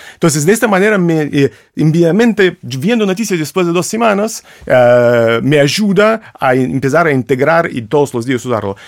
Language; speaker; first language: Spanish; non-native, fluent; Russian